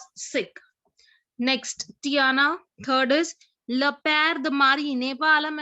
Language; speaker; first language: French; non-native, fluent; Hindi